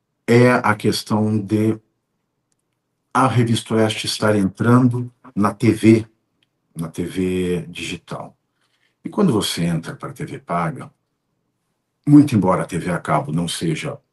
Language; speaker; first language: Portuguese; native; Portuguese